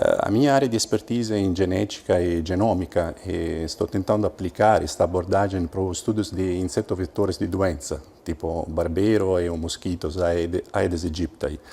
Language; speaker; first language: Portuguese; non-native, fluent; Italian